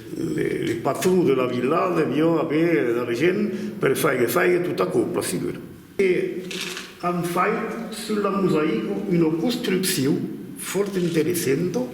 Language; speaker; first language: Occitan; native; Occitan